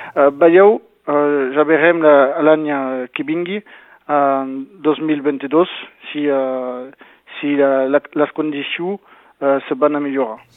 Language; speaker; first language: Catalan; non-native, local second language; French